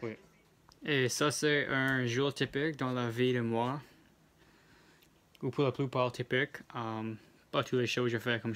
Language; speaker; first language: French; non-native, learner; English